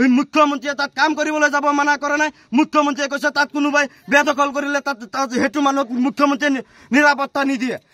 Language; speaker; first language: Assamese; non-native, local second language; Bangla